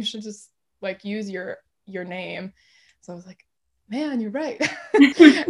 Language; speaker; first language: English; native; English